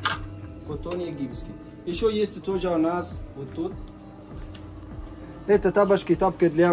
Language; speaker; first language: Russian; non-native, learner; Arabic